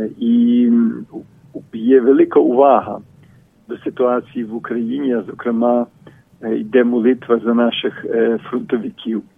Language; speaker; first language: Ukrainian; early bilingual, heritage; Ukrainian